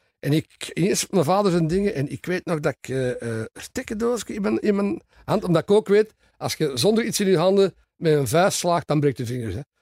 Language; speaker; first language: Dutch; native; Dutch